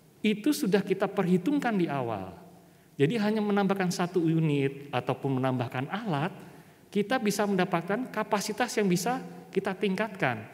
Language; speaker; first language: Indonesian; native; Indonesian